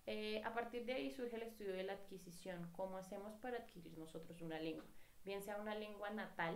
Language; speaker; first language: Spanish; native; Spanish